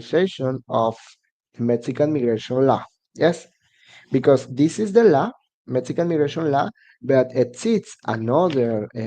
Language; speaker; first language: English; non-native, learner; Spanish